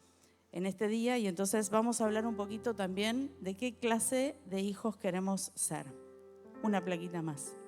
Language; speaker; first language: Spanish; native; Spanish